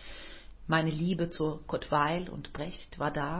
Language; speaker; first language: German; non-native, fluent; Norwegian